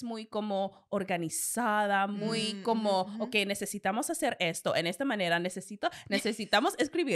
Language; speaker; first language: Spanish; non-native, learner; English